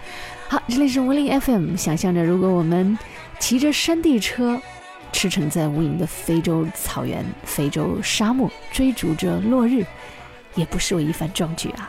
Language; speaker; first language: Chinese; native; Chinese